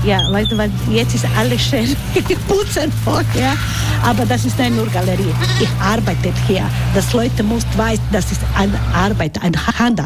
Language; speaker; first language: German; non-native, learner; Croatian